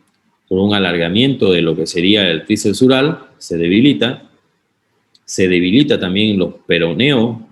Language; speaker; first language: Spanish; native; Spanish